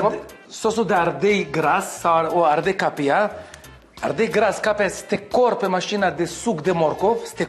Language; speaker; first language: Romanian; non-native, learner; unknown